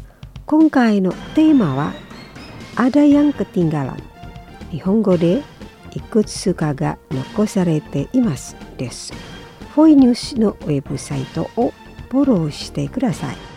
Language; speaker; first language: Japanese; non-native, fluent; Indonesian